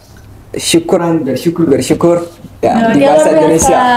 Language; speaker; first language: Indonesian; non-native, learner; Hausa